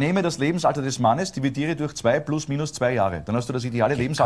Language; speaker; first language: German; native; German